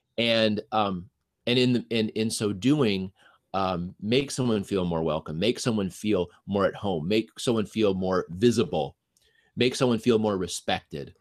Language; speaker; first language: English; native; English